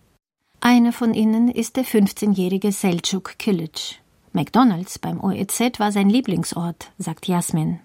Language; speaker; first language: German; native; German